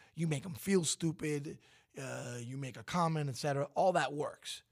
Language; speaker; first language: English; early bilingual, other home language; Spanish